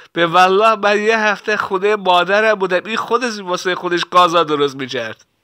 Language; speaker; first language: Persian; non-native, local second language; Assyrian Neo-Aramaic